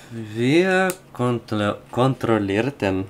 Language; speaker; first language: German; non-native, learner; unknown